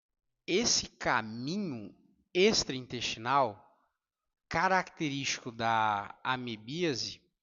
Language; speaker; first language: Portuguese; native; Portuguese